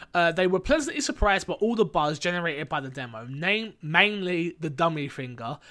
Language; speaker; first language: English; native; English